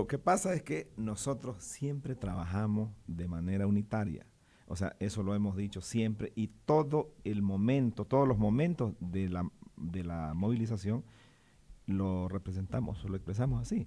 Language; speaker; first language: Spanish; native; Spanish